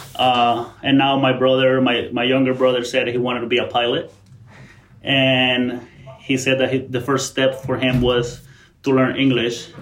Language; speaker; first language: English; non-native, fluent; Spanish